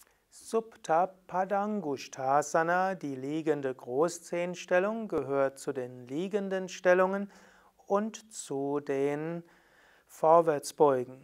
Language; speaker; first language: German; native; German